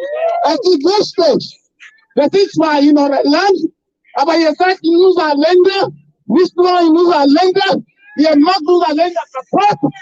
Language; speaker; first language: German; non-native, fluent; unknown